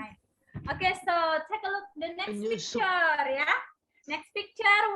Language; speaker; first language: English; non-native, learner; Indonesian